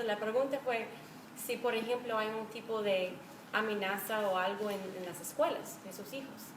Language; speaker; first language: Spanish; non-native, fluent; English